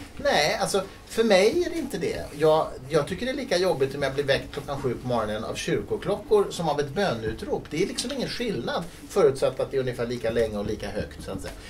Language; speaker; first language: Swedish; native; Swedish